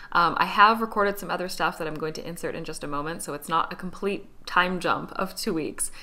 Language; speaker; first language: English; native; English